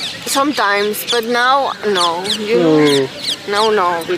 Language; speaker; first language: English; non-native, learner; Spanish